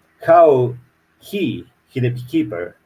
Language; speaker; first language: English; non-native, learner; Spanish